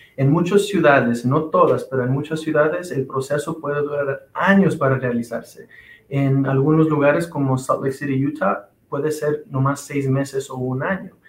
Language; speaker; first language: Spanish; early bilingual, heritage; Spanish